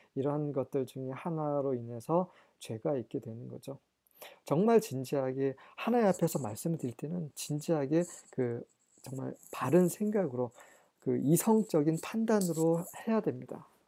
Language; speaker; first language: Korean; native; Korean